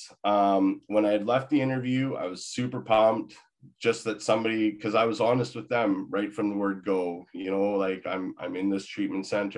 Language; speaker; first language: English; native; English